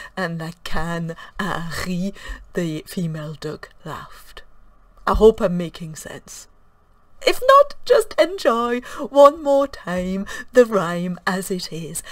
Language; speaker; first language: English; non-native, fluent; French